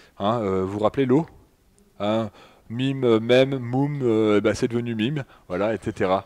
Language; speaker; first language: French; native; French